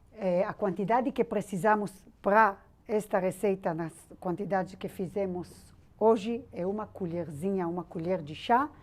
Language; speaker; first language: Portuguese; non-native, fluent; Hebrew